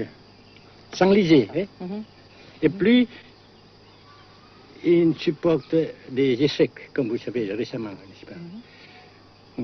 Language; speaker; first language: French; non-native, local second language; Vietnamese